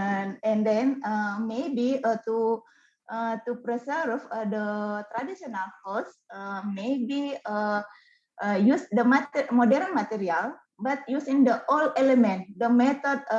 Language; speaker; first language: English; non-native, learner; Indonesian